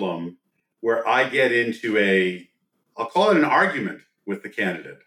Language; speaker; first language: English; native; English